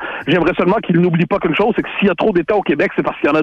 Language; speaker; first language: French; native; French